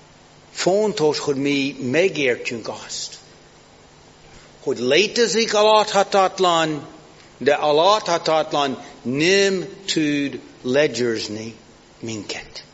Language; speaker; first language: Hungarian; non-native, fluent; English